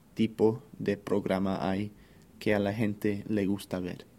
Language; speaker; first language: Spanish; non-native, fluent; English